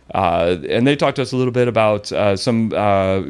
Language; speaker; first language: English; native; English